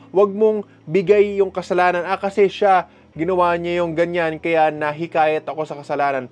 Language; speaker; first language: Filipino; non-native, local second language; Cebuano